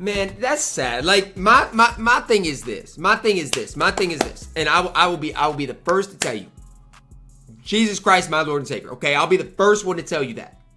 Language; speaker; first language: English; native; English